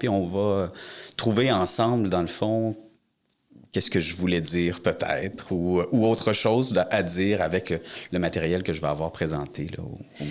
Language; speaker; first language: French; native; French